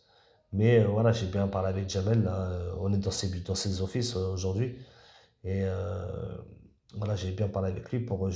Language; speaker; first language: French; native; French